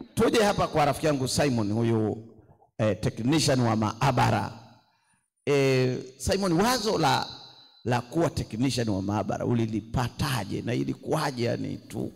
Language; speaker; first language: Swahili; native; Swahili